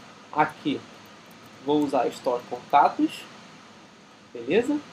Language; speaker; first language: Portuguese; native; Portuguese